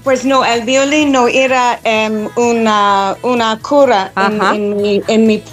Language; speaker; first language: Spanish; non-native, fluent; English